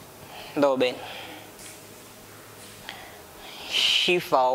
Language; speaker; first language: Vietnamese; non-native, learner; Hindi